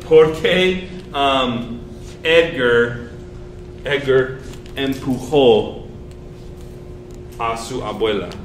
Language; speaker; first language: Spanish; non-native, fluent; English